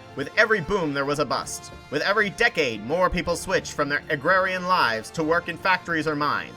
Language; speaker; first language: English; native; English